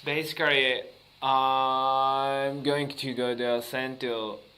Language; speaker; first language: English; non-native, learner; Japanese